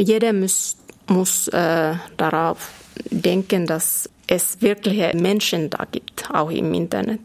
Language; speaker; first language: German; non-native, fluent; Finnish